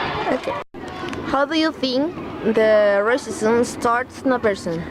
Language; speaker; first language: English; non-native, learner; Spanish